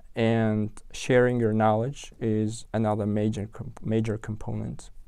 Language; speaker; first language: English; non-native, fluent; Uzbek